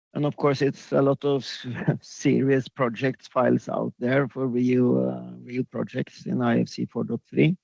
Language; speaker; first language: English; non-native, fluent; Norwegian